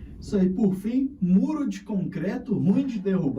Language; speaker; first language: Portuguese; native; Portuguese